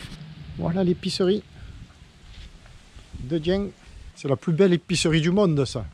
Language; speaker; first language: French; native; French